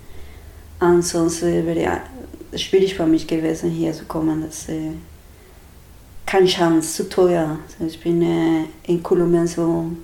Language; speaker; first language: German; non-native, fluent; Spanish